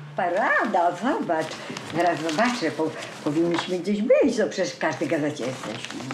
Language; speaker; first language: Polish; native; Polish